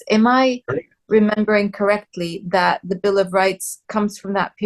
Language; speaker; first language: English; native; English